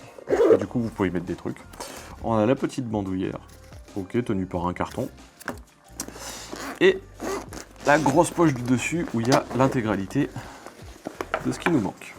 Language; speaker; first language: French; native; French